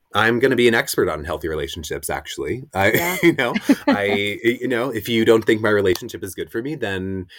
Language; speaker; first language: English; native; English